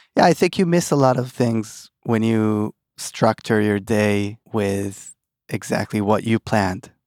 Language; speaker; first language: English; early bilingual, other home language; Hebrew